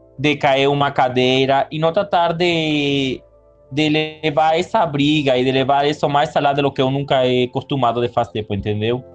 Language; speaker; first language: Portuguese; non-native, learner; Spanish